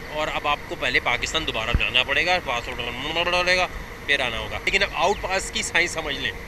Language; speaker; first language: Urdu; native; Urdu